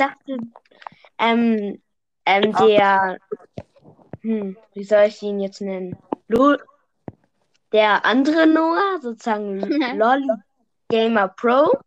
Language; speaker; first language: German; early bilingual, other home language; Vietnamese